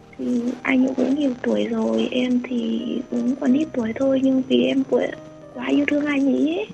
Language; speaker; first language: Vietnamese; non-native, local second language; Muong